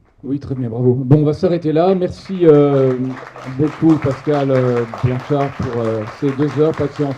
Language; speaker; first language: French; native; French